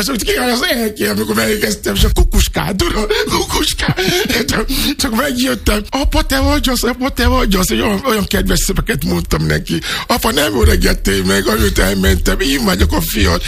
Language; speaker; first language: Hungarian; non-native, learner; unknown